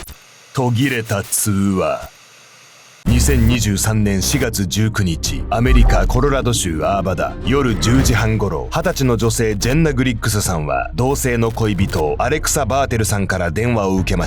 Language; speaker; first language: Japanese; native; Japanese